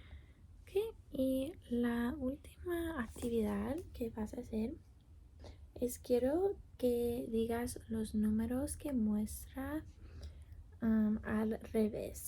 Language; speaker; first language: Spanish; non-native, learner; English